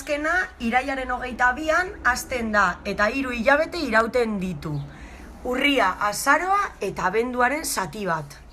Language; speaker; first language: Basque; non-native, local second language; Spanish